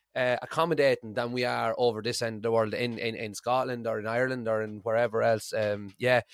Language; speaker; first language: English; native; English